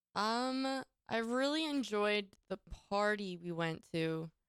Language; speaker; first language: English; native; English